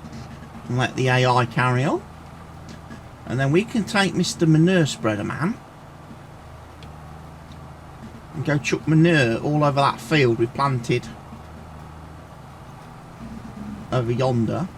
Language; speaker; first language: English; native; English